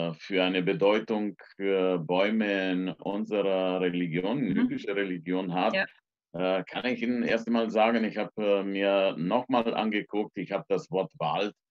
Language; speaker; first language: German; non-native, fluent; Romanian